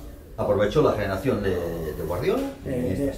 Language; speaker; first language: Spanish; native; Spanish